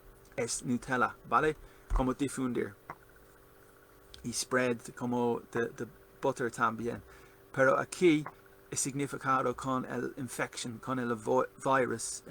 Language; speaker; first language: Spanish; non-native, learner; English